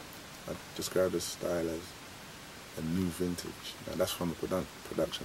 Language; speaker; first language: English; native; English